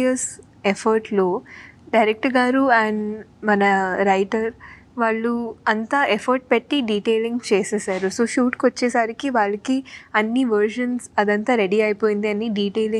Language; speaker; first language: Telugu; non-native, fluent; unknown